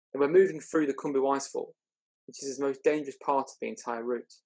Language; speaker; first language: English; native; English